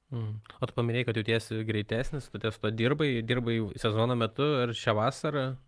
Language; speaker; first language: Lithuanian; native; Lithuanian